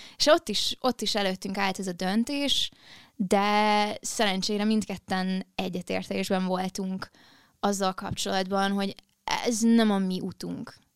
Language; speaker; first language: Hungarian; early bilingual, heritage; Hungarian